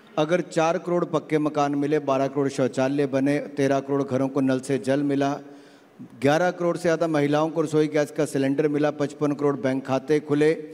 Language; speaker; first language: Hindi; native; Hindi